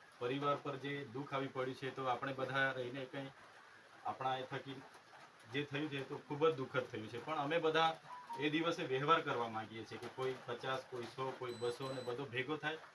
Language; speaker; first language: Gujarati; non-native, local second language; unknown